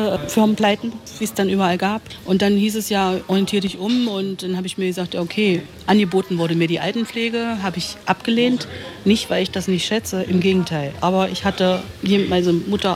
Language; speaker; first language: German; native; German